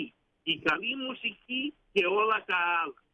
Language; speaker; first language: Greek; early bilingual, heritage; Greek